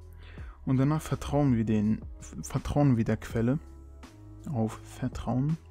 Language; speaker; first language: German; native; German